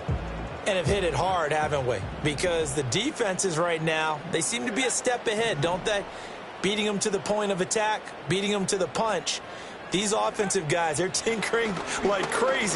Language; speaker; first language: English; native; English